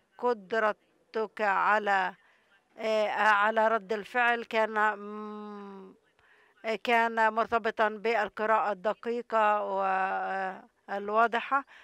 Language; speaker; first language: Arabic; non-native, local second language; Hebrew